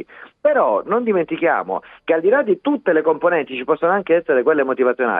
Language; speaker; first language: Italian; native; Italian